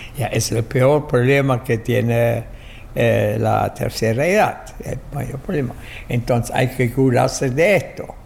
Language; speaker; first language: Spanish; non-native, fluent; German